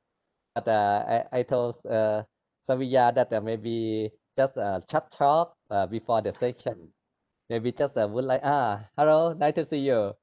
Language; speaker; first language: English; non-native, learner; Thai